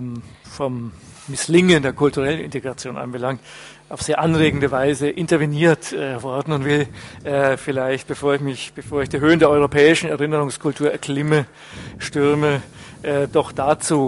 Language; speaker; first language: German; native; German